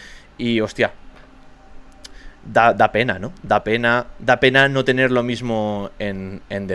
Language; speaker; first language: Spanish; native; Spanish